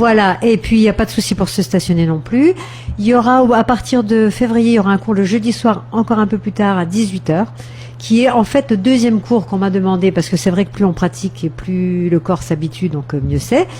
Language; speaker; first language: French; native; French